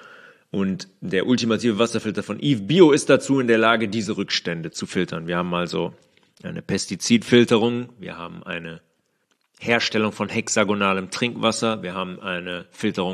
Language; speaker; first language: German; native; German